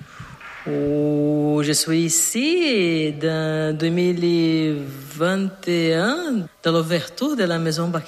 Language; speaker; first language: French; non-native, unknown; Portuguese